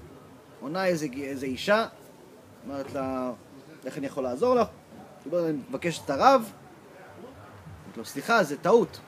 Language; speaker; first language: Hebrew; early bilingual, heritage; English